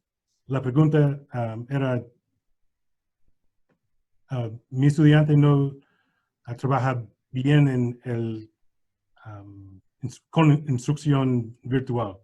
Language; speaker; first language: Spanish; non-native, learner; English